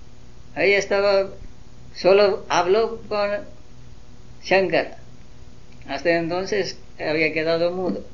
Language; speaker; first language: Spanish; non-native, learner; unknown